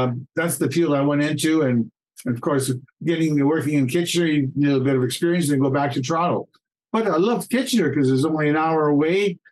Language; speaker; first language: English; native; English